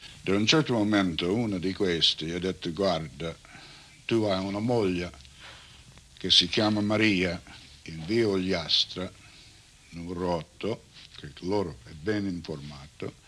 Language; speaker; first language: Italian; non-native, learner; English